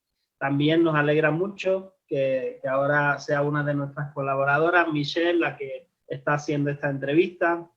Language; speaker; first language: Spanish; native; Spanish